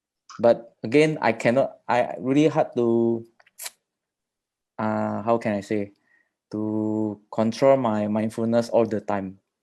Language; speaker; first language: English; non-native, learner; Indonesian